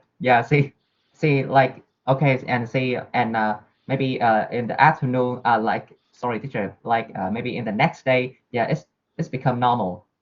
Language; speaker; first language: English; non-native, learner; Vietnamese